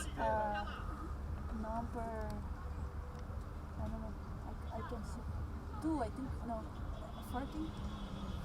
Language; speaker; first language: English; non-native, learner; Portuguese